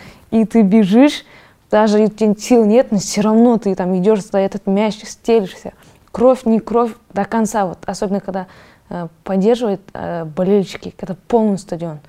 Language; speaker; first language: Russian; non-native, local second language; Kazakh